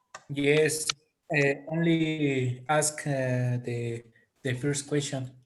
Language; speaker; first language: English; non-native, learner; Spanish